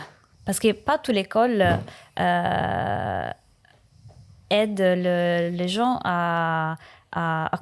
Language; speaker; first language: French; non-native, learner; Italian